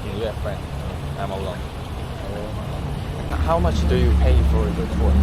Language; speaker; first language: English; non-native, learner; Korean